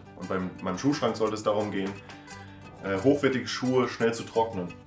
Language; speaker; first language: German; non-native, fluent; Danish